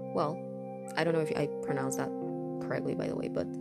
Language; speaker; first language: English; non-native, fluent; Spanish